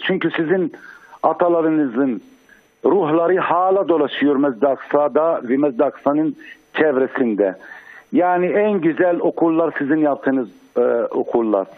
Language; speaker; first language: Turkish; non-native, fluent; Arabic